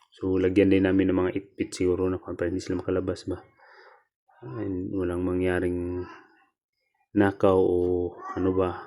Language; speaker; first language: Filipino; non-native, local second language; Cebuano